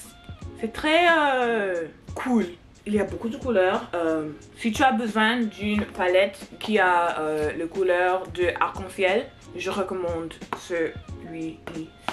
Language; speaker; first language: French; non-native, learner; English